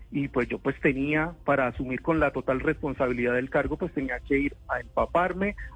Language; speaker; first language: Spanish; native; Spanish